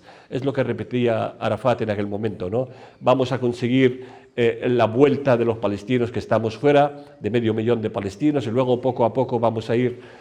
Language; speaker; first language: Spanish; non-native, fluent; Arabic